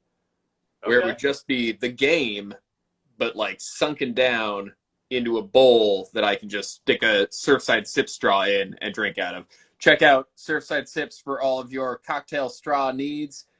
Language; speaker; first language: English; native; English